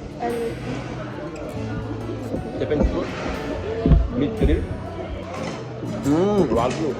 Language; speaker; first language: English; non-native, learner; Korean